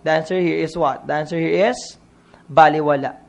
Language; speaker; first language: English; non-native, local second language; Filipino